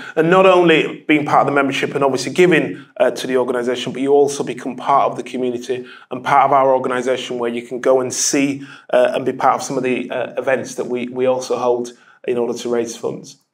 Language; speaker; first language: English; native; English